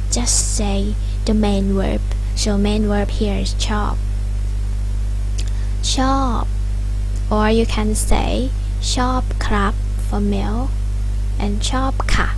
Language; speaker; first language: English; non-native, fluent; Thai